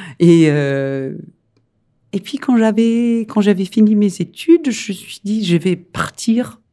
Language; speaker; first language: French; non-native, fluent; Danish